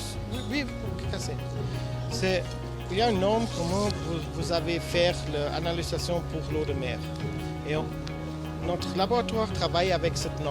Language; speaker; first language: French; non-native, learner; German